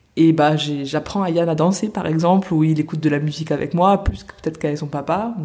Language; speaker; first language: French; native; French